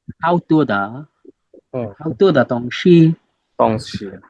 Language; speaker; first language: Chinese; non-native, learner; Bangla